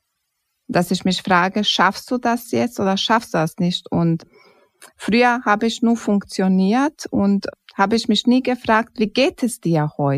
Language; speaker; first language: German; non-native, fluent; Croatian